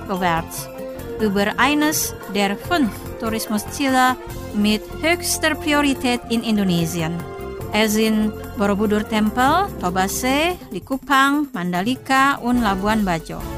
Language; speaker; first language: German; non-native, fluent; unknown